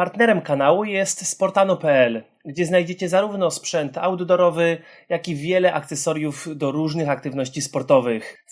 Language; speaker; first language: Polish; native; Polish